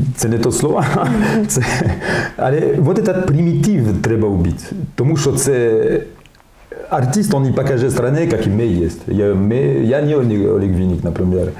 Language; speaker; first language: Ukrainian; non-native, learner; French